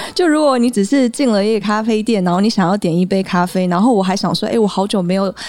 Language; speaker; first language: Chinese; early bilingual, heritage; Chinese